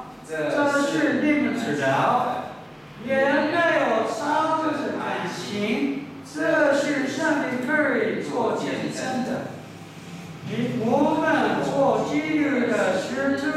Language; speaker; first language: Chinese; non-native, learner; English